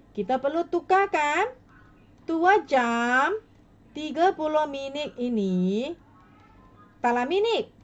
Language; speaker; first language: Malay; non-native, local second language; Chinese